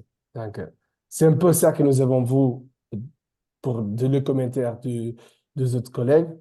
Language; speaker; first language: French; non-native, fluent; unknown